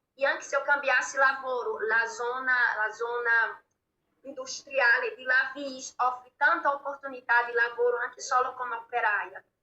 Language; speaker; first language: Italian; non-native, fluent; Portuguese